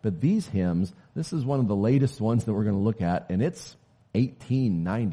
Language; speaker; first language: English; native; English